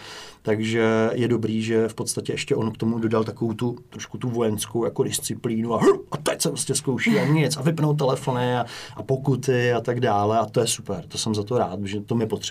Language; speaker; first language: Czech; native; Czech